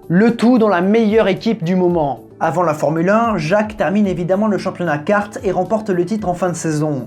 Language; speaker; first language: French; native; French